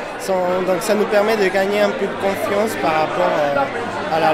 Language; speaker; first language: French; non-native, fluent; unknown